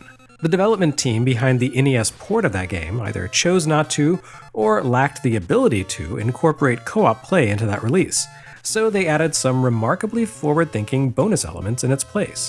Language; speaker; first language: English; native; English